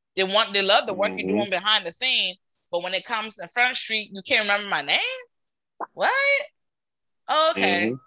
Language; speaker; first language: English; native; English